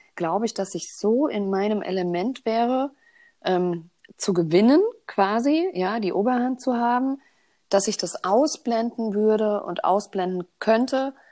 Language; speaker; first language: German; native; German